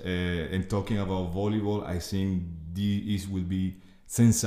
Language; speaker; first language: English; non-native, fluent; Spanish